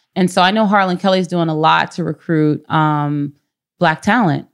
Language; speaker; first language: English; native; English